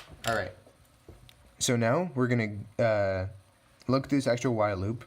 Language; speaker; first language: English; native; English